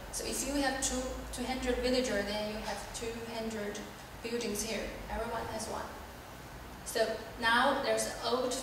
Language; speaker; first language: English; non-native, learner; Chinese